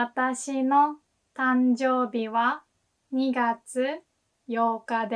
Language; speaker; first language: Japanese; non-native, fluent; English